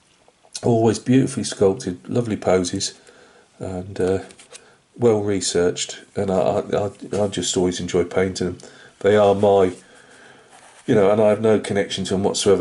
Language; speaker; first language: English; native; English